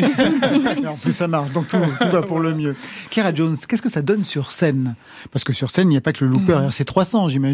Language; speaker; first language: French; native; French